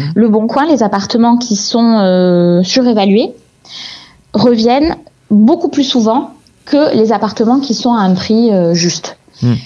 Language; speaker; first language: French; native; French